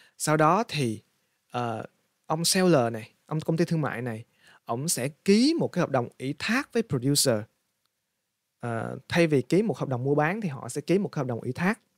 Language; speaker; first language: Vietnamese; native; Vietnamese